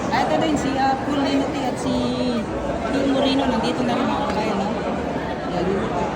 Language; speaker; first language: Filipino; non-native, local second language; Cebuano